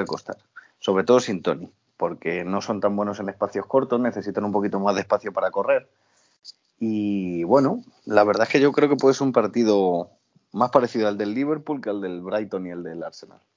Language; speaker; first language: Spanish; native; Spanish